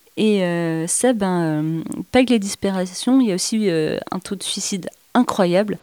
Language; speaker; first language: French; native; French